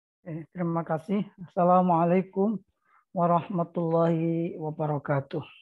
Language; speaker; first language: Indonesian; native; Indonesian